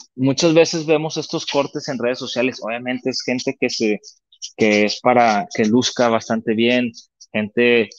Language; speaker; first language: Spanish; native; Spanish